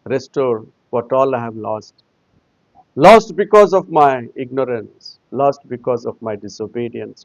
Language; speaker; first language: English; non-native, local second language; Telugu